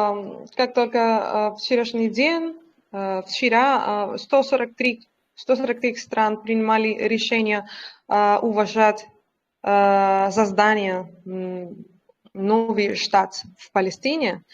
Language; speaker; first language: Russian; non-native, learner; Spanish